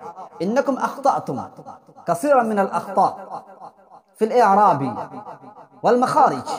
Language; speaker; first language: Arabic; non-native, fluent; Urdu